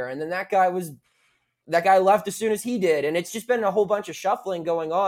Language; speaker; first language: English; native; English